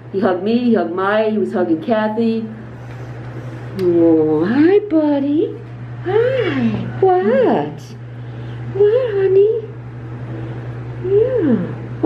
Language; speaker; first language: English; native; English